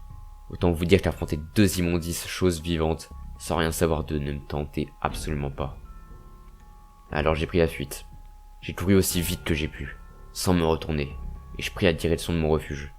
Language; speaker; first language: French; native; French